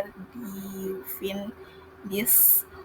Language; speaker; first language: English; non-native, learner; Indonesian